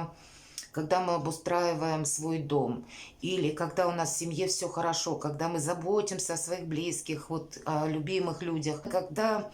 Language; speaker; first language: Russian; native; Russian